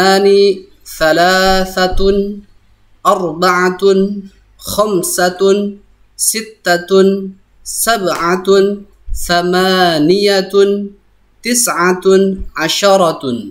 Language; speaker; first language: Arabic; non-native, fluent; Indonesian